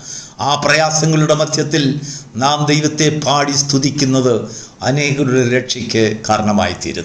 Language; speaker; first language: Malayalam; native; Malayalam